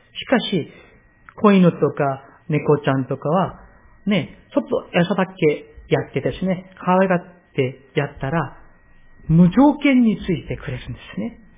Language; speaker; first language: Japanese; non-native, fluent; Korean